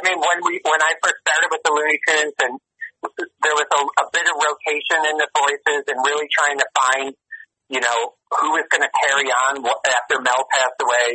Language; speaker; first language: English; native; English